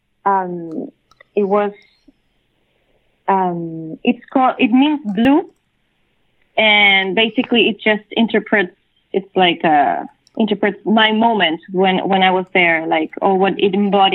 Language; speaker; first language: English; non-native, fluent; Spanish